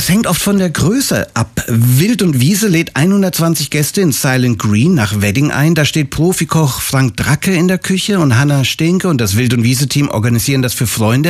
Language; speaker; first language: German; native; German